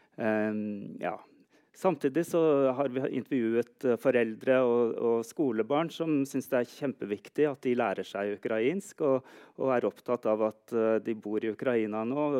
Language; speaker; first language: Norwegian; native; Norwegian